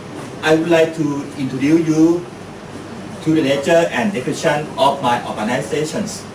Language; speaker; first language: English; non-native, learner; Thai